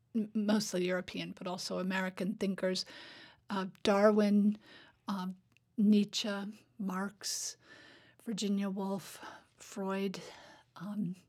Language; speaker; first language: English; native; English